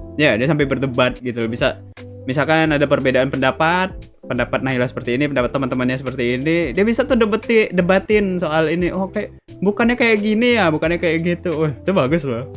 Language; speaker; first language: Indonesian; native; Indonesian